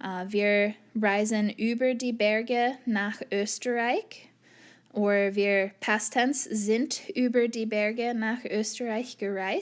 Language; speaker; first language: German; non-native, fluent; English